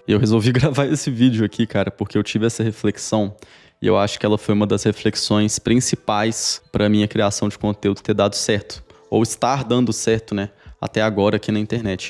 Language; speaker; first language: Portuguese; native; Portuguese